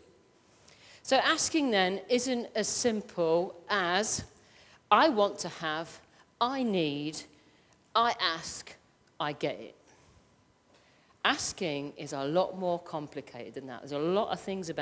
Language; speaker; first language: English; native; English